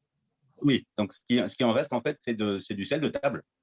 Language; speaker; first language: French; native; French